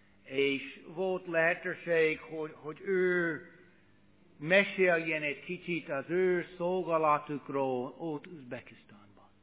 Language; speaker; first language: Hungarian; non-native, fluent; English